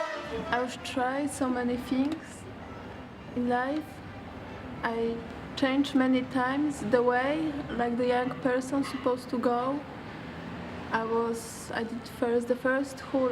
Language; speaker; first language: English; non-native, learner; Polish